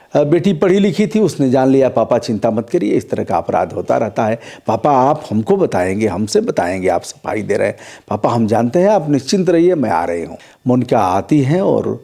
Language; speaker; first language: Hindi; native; Hindi